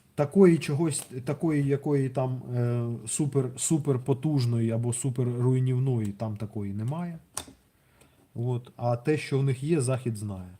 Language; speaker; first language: Ukrainian; non-native, local second language; Russian